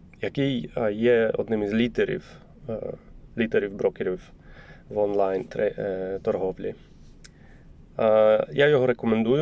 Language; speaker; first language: Ukrainian; non-native, learner; Polish